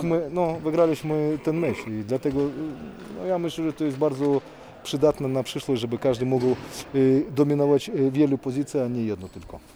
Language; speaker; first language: Polish; non-native, fluent; Russian